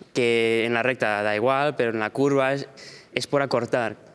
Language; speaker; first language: Spanish; early bilingual, heritage; Spanish